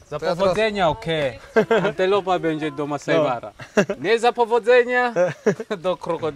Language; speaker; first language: Polish; non-native, learner; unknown